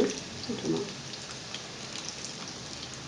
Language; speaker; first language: Arabic; native; Arabic